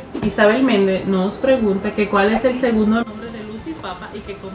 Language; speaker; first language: Spanish; native; Spanish